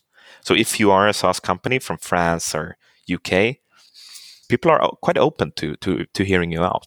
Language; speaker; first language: English; non-native, fluent; Swedish